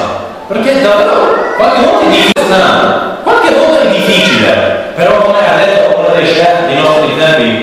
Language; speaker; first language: Italian; non-native, learner; English